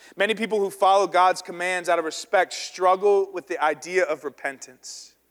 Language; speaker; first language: English; native; English